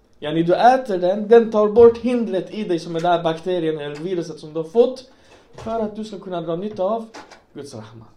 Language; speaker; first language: Swedish; non-native, local second language; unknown